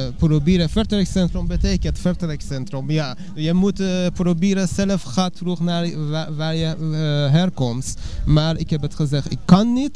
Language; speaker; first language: Dutch; non-native, learner; Persian